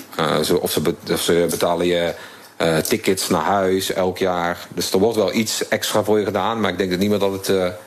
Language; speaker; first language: Dutch; native; Dutch